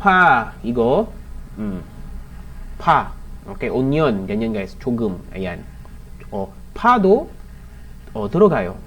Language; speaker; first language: Korean; non-native, learner; Filipino